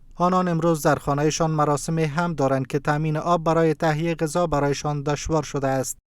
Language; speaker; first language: Persian; native; Persian